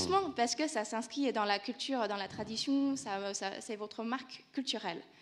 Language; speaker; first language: French; non-native, fluent; Chinese